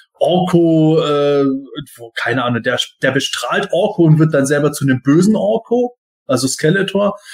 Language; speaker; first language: German; native; German